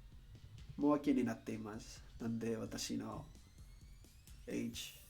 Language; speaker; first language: Japanese; non-native, learner; Spanish